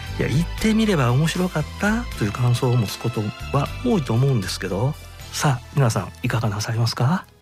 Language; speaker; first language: Japanese; native; Japanese